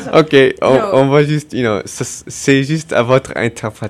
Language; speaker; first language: French; non-native, local second language; English